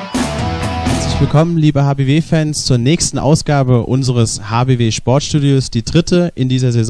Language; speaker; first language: German; native; German